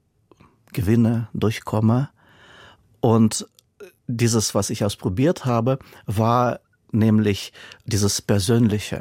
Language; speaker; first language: German; non-native, fluent; Russian